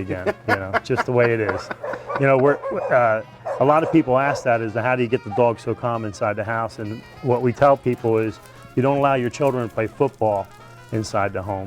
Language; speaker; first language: English; native; English